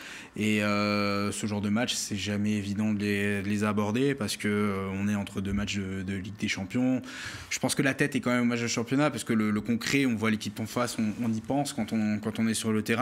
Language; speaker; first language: French; native; French